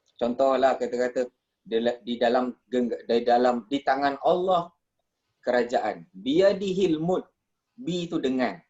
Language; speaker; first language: Malay; native; Malay